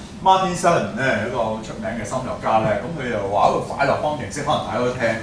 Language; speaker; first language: Cantonese; native; Cantonese